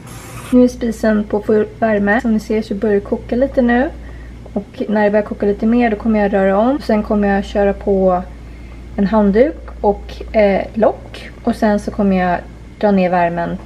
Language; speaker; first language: Swedish; native; Swedish